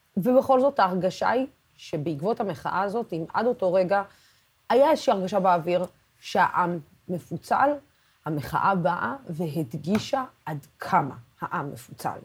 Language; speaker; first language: Hebrew; non-native, local second language; Arabic